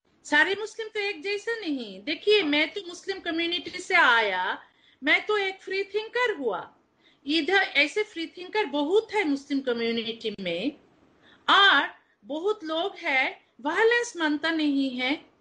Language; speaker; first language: Hindi; non-native, learner; Bangla